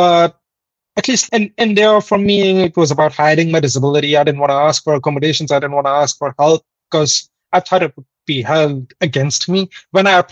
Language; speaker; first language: English; non-native, local second language; Hindi